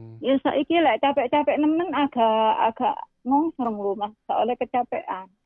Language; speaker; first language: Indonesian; non-native, local second language; Javanese